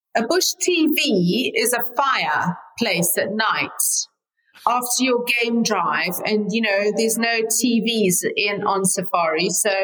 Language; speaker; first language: English; native; English